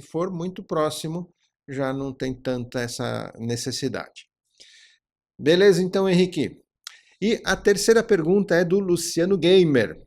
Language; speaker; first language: Portuguese; native; Portuguese